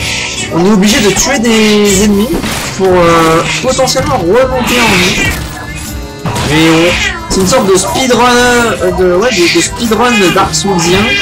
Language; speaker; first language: French; native; French